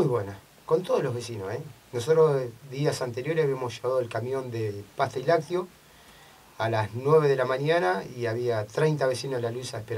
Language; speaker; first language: Spanish; native; Spanish